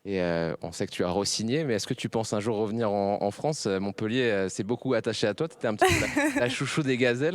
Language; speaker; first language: French; native; French